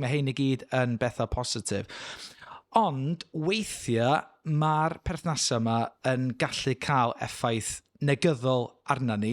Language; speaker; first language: Welsh; native; Welsh